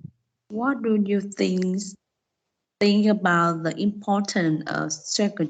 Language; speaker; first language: English; non-native, learner; Vietnamese